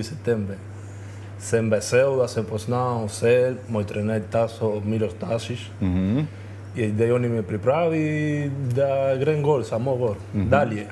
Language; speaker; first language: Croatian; non-native, learner; Spanish